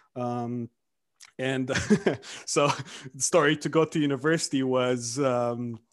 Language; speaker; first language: English; early bilingual, other home language; Romanian